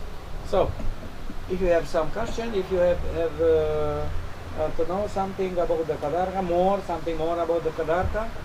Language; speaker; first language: English; non-native, learner; Romanian